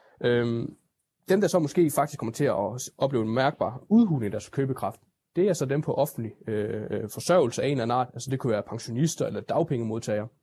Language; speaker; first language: Danish; native; Danish